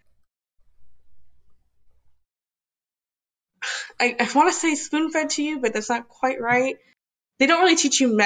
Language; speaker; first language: English; early bilingual, other home language; Spanish